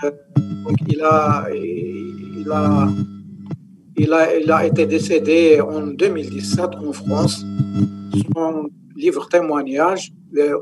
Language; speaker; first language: French; non-native, local second language; Arabic